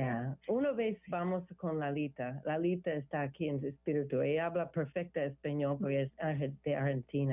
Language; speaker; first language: Spanish; non-native, learner; English